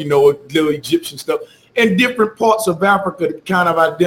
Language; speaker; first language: English; native; English